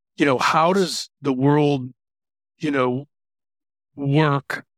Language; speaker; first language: English; native; English